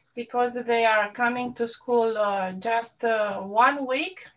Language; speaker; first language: English; non-native, fluent; Romanian